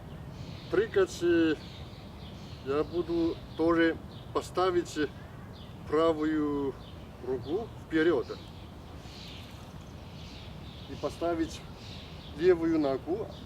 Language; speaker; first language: Russian; non-native, learner; Chinese